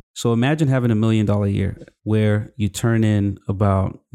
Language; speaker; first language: English; non-native, local second language; Yoruba